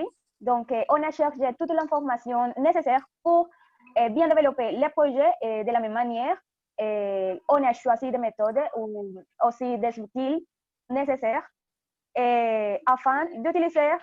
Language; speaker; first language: French; non-native, fluent; Spanish